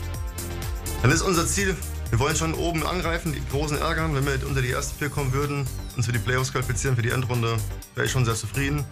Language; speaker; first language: German; native; German